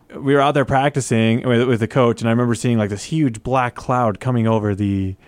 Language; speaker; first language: English; native; English